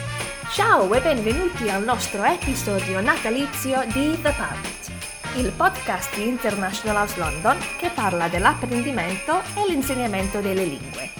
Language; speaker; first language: Italian; non-native, fluent; English